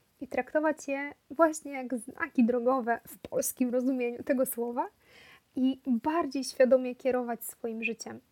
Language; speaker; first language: Polish; native; Polish